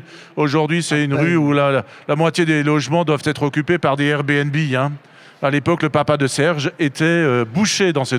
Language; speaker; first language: French; native; French